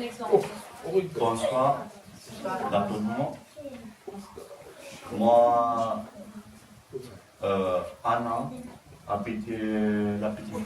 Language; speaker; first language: French; non-native, learner; Romanian